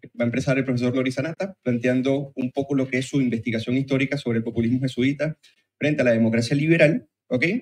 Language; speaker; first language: Spanish; native; Spanish